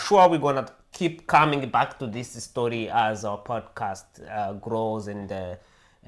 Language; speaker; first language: English; non-native, local second language; Kinyarwanda